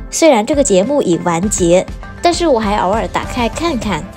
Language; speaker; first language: Chinese; non-native, fluent; Vietnamese